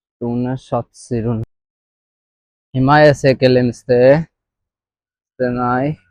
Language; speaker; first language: Armenian; non-native, learner; Hindi